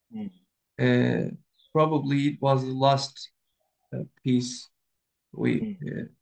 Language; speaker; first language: English; non-native, learner; Turkish